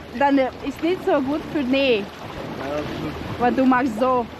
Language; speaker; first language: German; non-native, learner; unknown